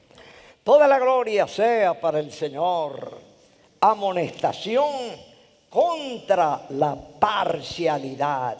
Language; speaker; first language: Spanish; native; Spanish